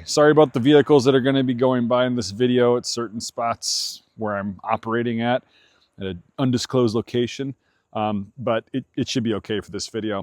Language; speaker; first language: English; native; English